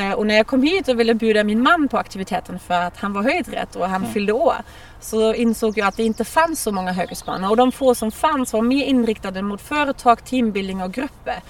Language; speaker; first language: Swedish; non-native, fluent; German